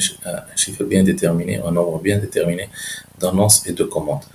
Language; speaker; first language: French; non-native, local second language; Arabic